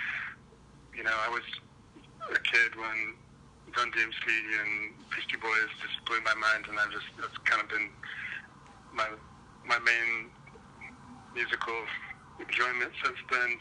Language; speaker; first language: English; native; English